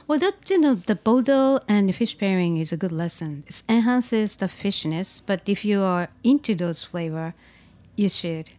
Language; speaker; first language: English; non-native, fluent; Japanese